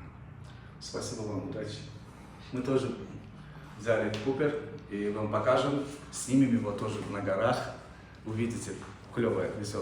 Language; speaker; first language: Russian; non-native, fluent; Azerbaijani